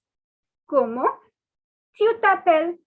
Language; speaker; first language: French; non-native, fluent; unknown